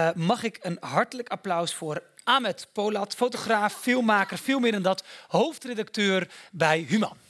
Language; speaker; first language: Dutch; native; Dutch